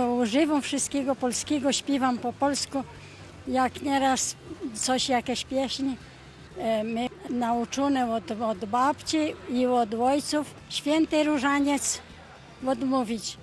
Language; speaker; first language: Polish; early bilingual, heritage; Polish